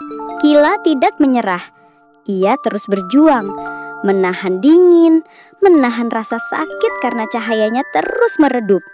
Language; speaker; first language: Indonesian; native; Indonesian